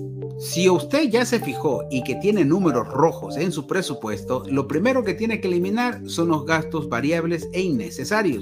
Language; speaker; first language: Spanish; native; Spanish